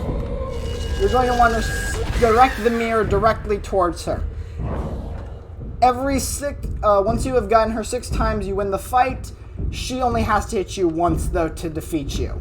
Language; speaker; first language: English; native; English